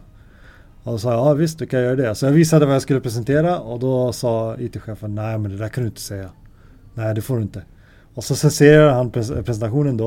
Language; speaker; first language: Swedish; native; Swedish